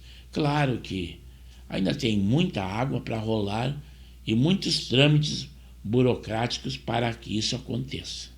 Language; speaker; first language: Portuguese; native; Portuguese